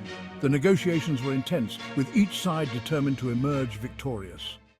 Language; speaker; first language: English; native; English